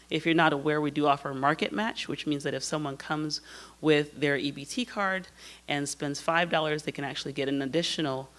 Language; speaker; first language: English; native; English